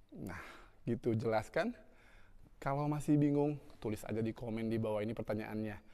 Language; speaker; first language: Indonesian; native; Indonesian